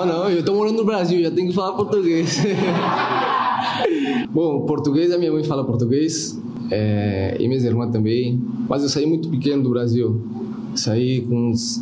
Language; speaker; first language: Portuguese; early bilingual, heritage; Spanish